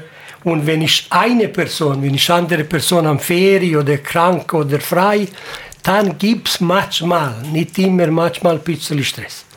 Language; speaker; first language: German; non-native, learner; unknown